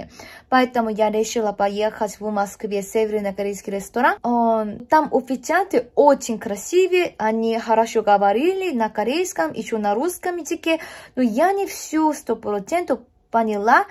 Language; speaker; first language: Russian; non-native, learner; Korean